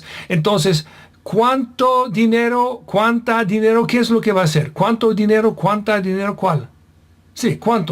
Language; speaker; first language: Spanish; non-native, fluent; English